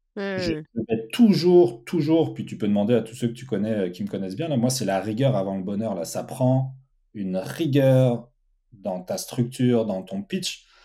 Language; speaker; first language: French; early bilingual, other home language; Portuguese